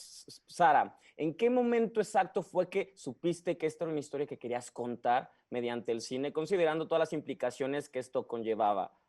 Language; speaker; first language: Spanish; native; Spanish